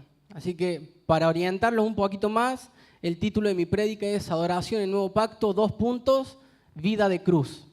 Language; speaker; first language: Spanish; native; Spanish